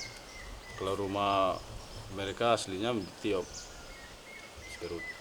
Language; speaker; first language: Indonesian; non-native, local second language; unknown